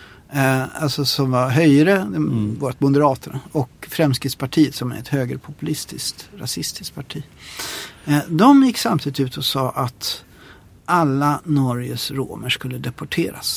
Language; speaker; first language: Swedish; native; Swedish